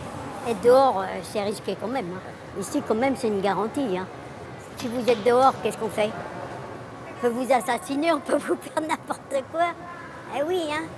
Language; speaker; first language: French; non-native, learner; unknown